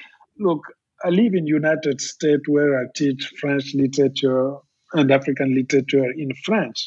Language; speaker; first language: English; non-native, fluent; French